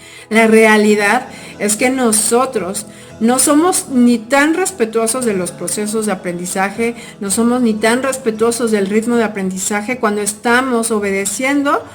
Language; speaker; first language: Spanish; native; Spanish